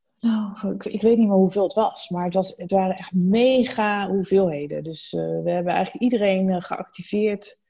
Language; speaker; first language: Dutch; native; Dutch